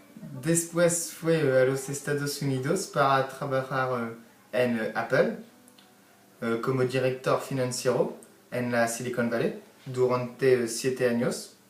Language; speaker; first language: Spanish; non-native, learner; French